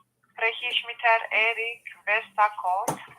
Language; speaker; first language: German; non-native, learner; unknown